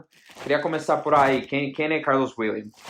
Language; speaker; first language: Portuguese; non-native, fluent; Spanish